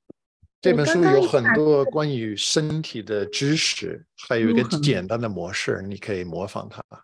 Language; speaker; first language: Chinese; non-native, fluent; English